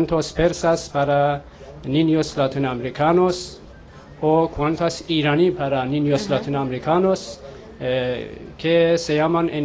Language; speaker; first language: Spanish; non-native, learner; Persian